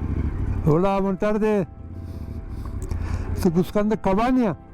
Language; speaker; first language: Spanish; non-native, learner; Persian